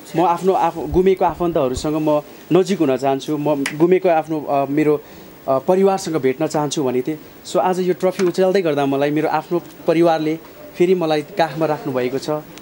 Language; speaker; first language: Nepali; native; Nepali